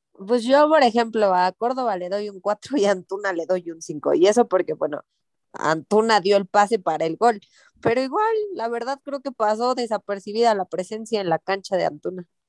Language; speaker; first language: Spanish; native; Spanish